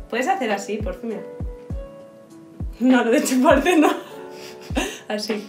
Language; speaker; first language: Spanish; native; Spanish